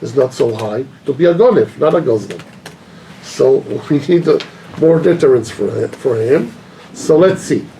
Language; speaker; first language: English; non-native, fluent; Hebrew